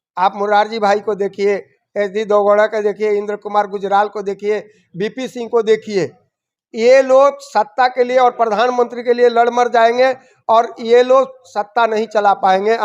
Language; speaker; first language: Hindi; native; Hindi